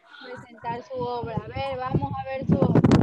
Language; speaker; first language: Spanish; native; Spanish